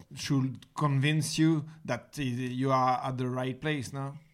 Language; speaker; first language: English; non-native, learner; French